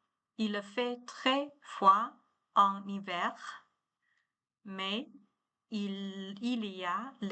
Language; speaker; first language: French; non-native, learner; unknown